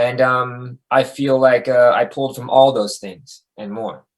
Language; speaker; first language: English; native; English